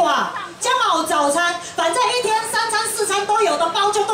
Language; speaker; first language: Chinese; native; Chinese